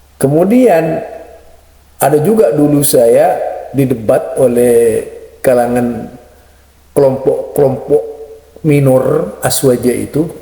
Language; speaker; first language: Indonesian; non-native, local second language; Madurese